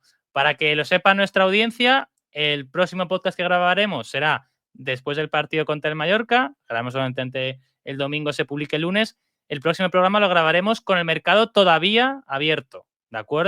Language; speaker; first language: Spanish; native; Spanish